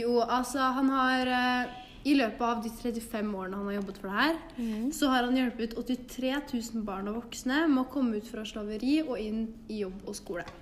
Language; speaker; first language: Norwegian; native; Norwegian